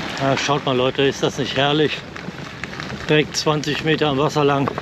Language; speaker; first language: German; native; German